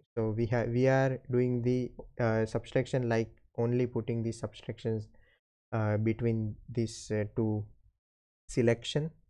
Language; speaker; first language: English; non-native, local second language; Gujarati